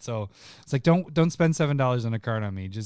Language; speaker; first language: English; native; English